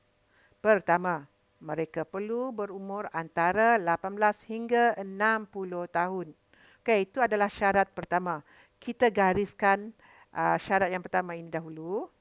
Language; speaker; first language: Malay; native; Malay